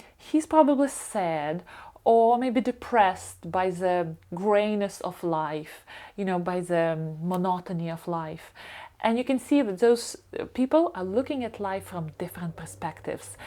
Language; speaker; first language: English; non-native, fluent; Ukrainian